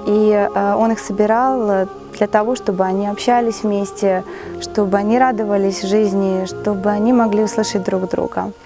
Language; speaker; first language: Russian; non-native, fluent; Serbian